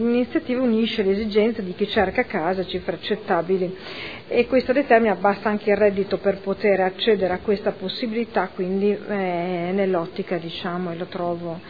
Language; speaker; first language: Italian; native; Italian